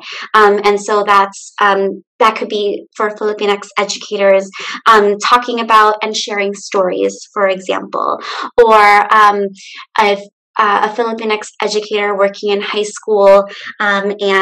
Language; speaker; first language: English; early bilingual, other home language; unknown